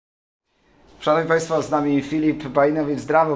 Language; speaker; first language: Polish; native; Polish